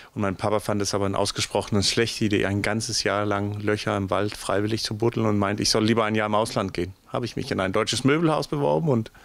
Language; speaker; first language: German; non-native, fluent; Danish